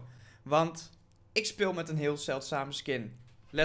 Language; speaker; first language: Dutch; native; Dutch